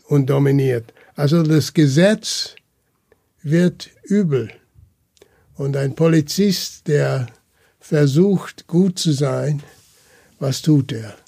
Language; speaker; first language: German; early bilingual, heritage; German